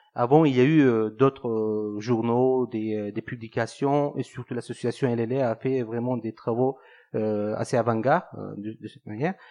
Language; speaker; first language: French; non-native, fluent; Turkish